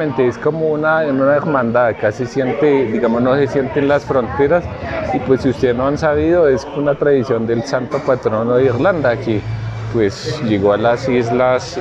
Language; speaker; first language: Spanish; native; Spanish